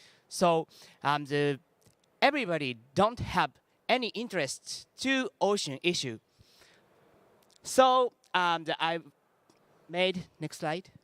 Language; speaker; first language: English; non-native, learner; Japanese